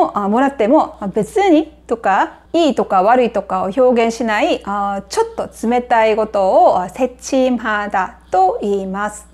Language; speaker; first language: Japanese; non-native, fluent; Korean